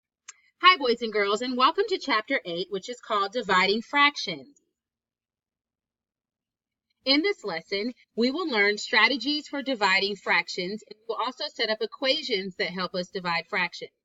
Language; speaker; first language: English; native; English